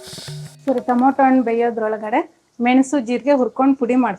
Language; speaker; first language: Kannada; native; Kannada